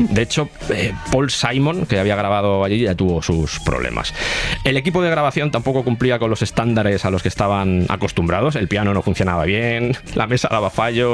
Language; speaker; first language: Spanish; native; Spanish